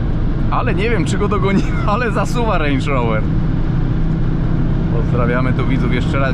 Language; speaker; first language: Polish; native; Polish